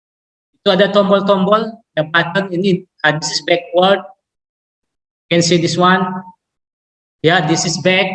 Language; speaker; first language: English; non-native, learner; Indonesian